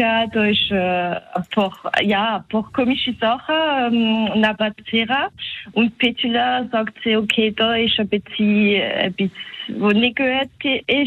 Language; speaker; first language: German; non-native, local second language; French